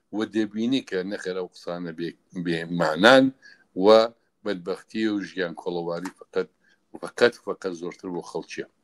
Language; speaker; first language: Central Kurdish; native; Central Kurdish